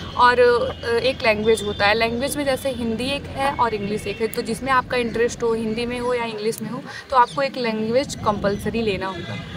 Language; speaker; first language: Hindi; native; Hindi